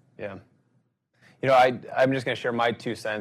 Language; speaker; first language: English; native; English